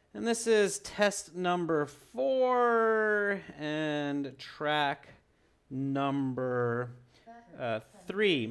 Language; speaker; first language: English; native; English